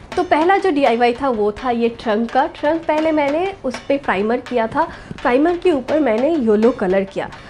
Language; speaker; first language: Hindi; non-native, local second language; Bangla